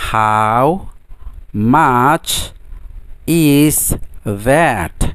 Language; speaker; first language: English; non-native, fluent; Indonesian